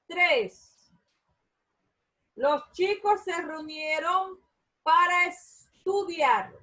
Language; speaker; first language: Spanish; non-native, learner; Portuguese